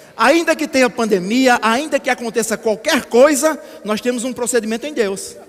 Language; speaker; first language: Portuguese; native; Portuguese